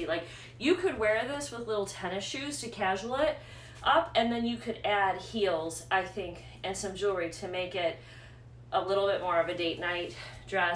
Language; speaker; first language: English; native; English